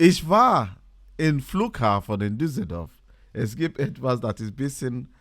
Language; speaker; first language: German; non-native, learner; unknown